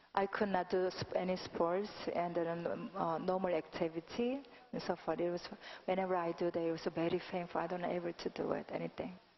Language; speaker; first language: English; non-native, fluent; Korean